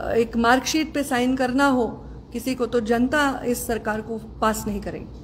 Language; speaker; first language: Hindi; non-native, local second language; Marathi